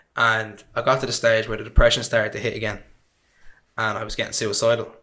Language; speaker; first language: English; native; English